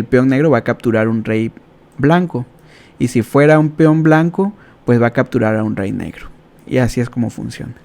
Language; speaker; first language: Spanish; native; Spanish